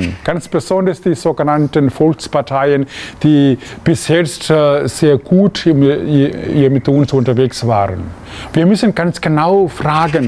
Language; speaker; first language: German; non-native, fluent; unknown